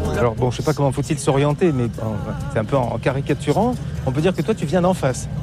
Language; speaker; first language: French; native; French